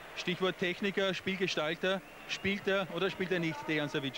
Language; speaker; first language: German; native; German